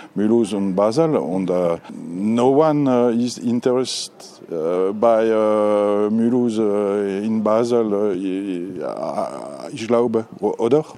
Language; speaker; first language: English; non-native, learner; French